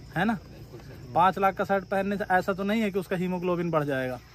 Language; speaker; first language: Hindi; native; Hindi